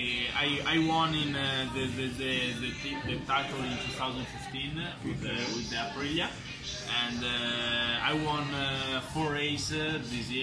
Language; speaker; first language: English; non-native, fluent; Italian